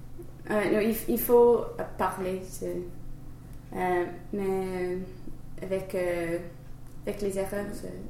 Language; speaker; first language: French; non-native, learner; English